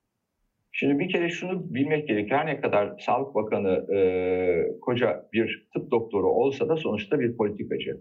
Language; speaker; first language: Turkish; native; Turkish